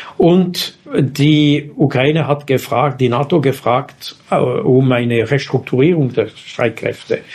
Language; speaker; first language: German; non-native, local second language; French